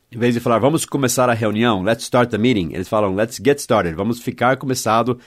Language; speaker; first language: Portuguese; non-native, fluent; English